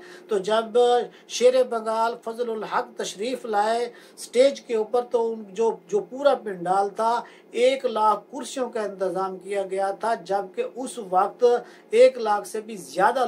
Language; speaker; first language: Urdu; native; Urdu